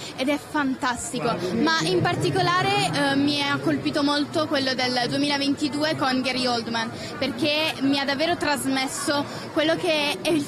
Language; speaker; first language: Italian; native; Italian